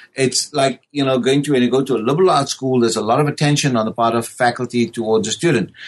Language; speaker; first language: English; native; English